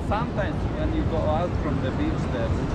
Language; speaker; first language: English; non-native, learner; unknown